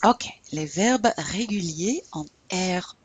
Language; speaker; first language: French; non-native, fluent; English